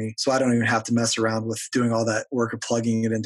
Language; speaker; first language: English; native; English